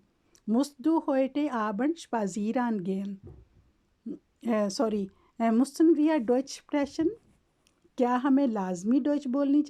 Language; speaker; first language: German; non-native, learner; Urdu